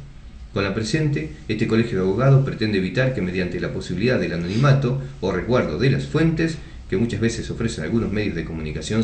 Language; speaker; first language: Spanish; native; Spanish